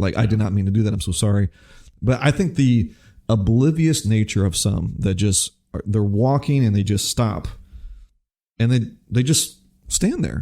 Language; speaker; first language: English; native; English